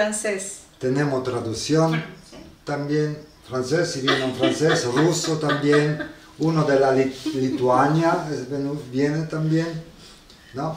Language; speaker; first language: Spanish; non-native, learner; Italian